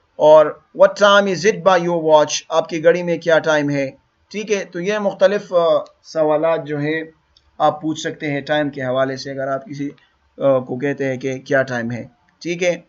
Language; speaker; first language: Urdu; non-native, local second language; Pashto